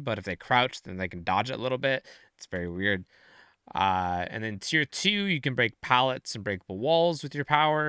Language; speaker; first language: English; native; English